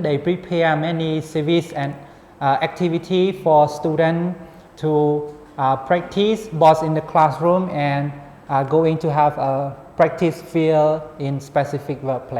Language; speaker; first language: English; non-native, fluent; Khmer